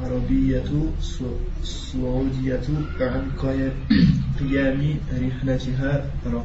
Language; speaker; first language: Arabic; non-native, learner; French